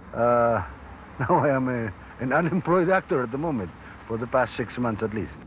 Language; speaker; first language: English; non-native, local second language; Filipino